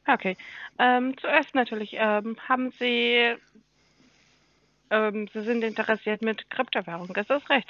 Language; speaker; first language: German; non-native, learner; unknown